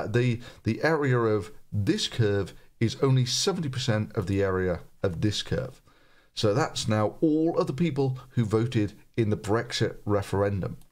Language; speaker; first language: English; native; English